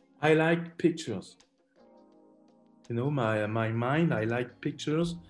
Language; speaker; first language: English; non-native, learner; French